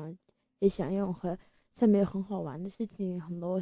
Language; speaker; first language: Chinese; early bilingual, heritage; Chinese